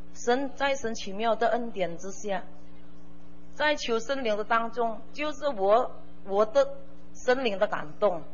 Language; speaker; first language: Chinese; early bilingual, heritage; Chinese